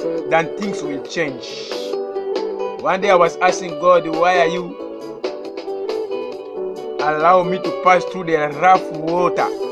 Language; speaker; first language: English; non-native, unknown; Lingala